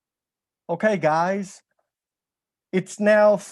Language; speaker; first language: English; non-native, fluent; Spanish